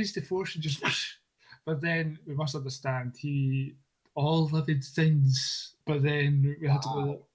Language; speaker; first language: English; native; English